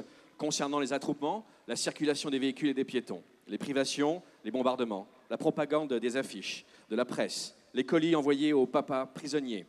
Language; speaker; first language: French; native; French